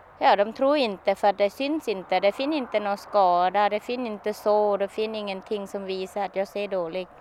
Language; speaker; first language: Swedish; non-native, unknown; Thai